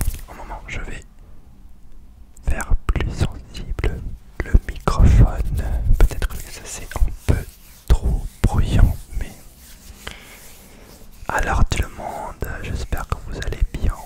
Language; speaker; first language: French; non-native, learner; English